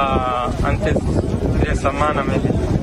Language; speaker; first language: Spanish; non-native, learner; Arabic